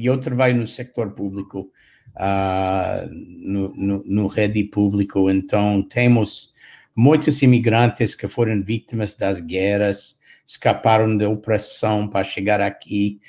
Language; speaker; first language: Portuguese; non-native, fluent; English